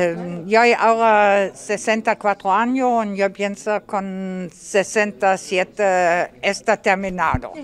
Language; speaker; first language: Spanish; non-native, learner; German